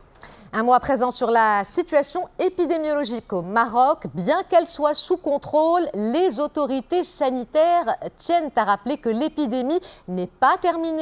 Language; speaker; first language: French; non-native, local second language; Arabic